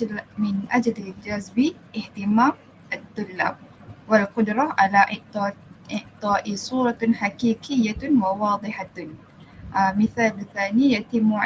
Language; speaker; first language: Arabic; non-native, learner; Malay